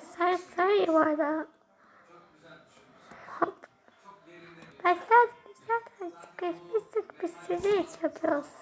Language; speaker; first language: Turkish; early bilingual, heritage; Turkish